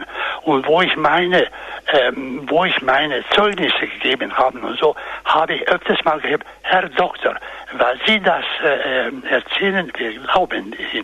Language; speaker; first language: German; non-native, fluent; Croatian